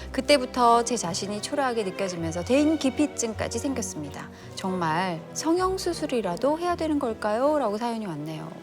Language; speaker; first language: Korean; native; Korean